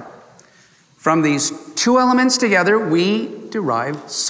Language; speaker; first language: English; native; English